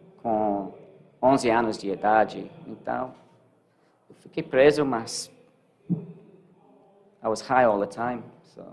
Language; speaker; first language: Portuguese; non-native, learner; English